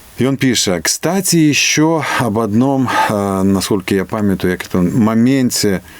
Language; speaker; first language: Russian; non-native, local second language; Belarusian